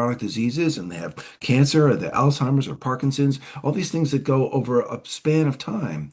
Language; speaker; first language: English; native; English